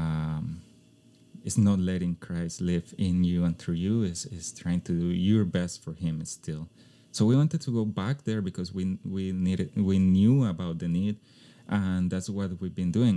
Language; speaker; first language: English; non-native, fluent; Spanish